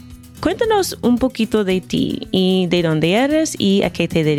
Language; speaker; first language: Spanish; non-native, fluent; English